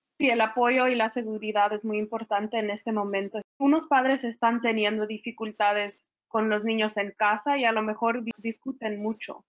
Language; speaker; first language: Spanish; early bilingual, heritage; Spanish